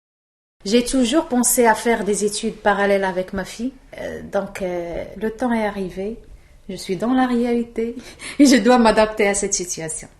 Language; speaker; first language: French; non-native, local second language; Arabic